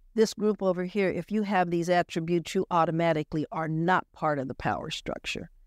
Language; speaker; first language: English; native; English